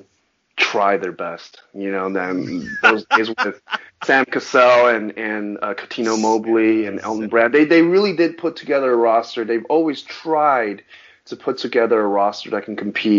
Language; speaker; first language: English; early bilingual, other home language; Chinese